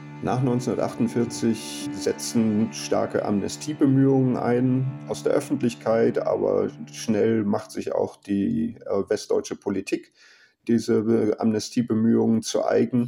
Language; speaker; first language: German; native; German